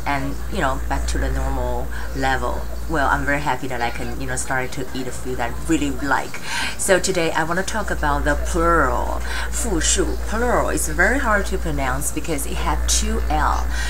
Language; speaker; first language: English; non-native, fluent; Chinese